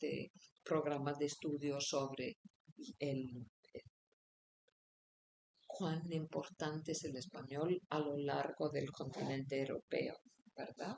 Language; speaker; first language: Spanish; non-native, fluent; Icelandic